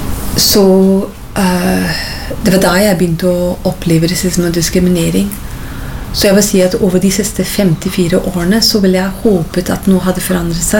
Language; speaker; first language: Norwegian; non-native, fluent; English